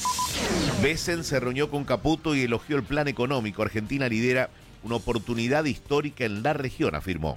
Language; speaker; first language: Spanish; native; Spanish